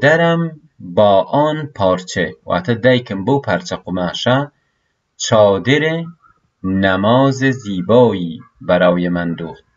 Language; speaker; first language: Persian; non-native, fluent; Central Kurdish